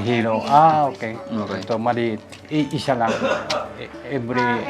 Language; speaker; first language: Filipino; non-native, learner; Japanese